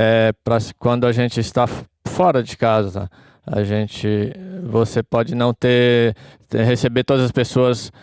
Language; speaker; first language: Portuguese; non-native, fluent; English